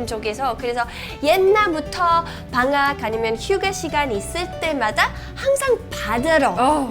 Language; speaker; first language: Korean; non-native, fluent; English